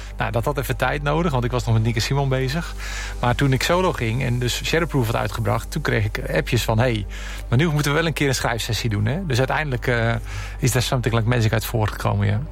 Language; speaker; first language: Dutch; native; Dutch